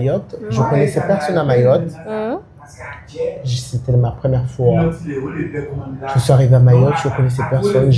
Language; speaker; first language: French; non-native, local second language; Ngazidja Comorian